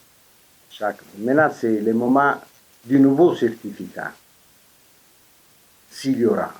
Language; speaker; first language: French; non-native, fluent; Italian